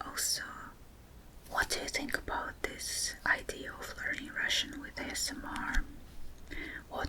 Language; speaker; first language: English; non-native, fluent; Russian